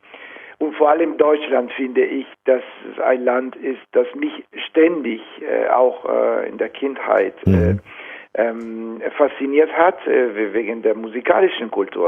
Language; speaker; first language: German; non-native, fluent; Italian